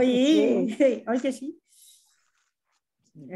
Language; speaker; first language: Catalan; non-native, fluent; Spanish